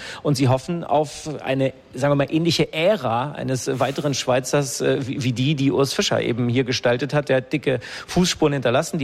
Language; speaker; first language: German; native; German